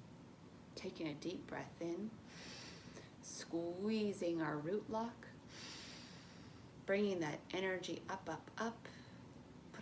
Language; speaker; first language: English; native; English